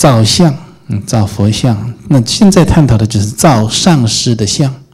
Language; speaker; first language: Chinese; native; Chinese